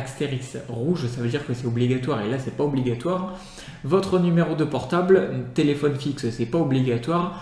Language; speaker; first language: French; native; French